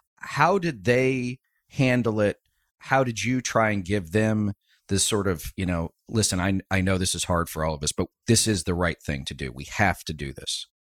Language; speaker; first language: English; native; English